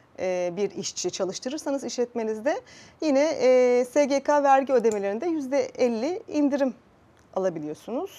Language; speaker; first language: Turkish; native; Turkish